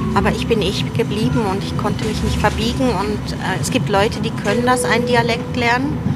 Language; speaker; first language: German; early bilingual, other home language; Turoyo